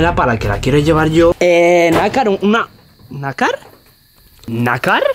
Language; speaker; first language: Spanish; native; Spanish